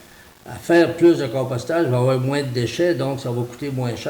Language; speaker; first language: French; native; French